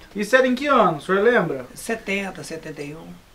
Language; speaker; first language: Portuguese; native; Portuguese